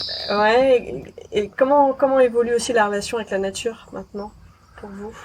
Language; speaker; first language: French; native; French